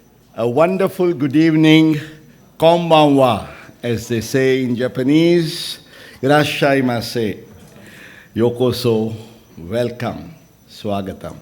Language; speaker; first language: English; non-native, local second language; Gujarati